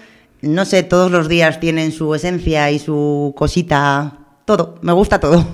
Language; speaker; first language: Spanish; native; Spanish